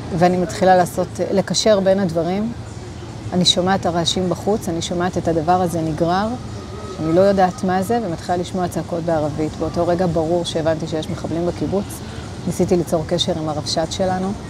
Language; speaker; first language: Hebrew; native; Hebrew